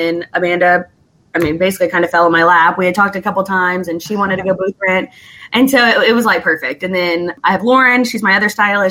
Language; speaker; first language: English; native; English